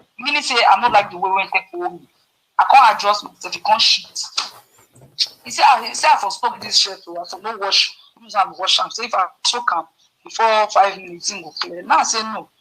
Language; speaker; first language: Nigerian Pidgin; non-native, local second language; Yoruba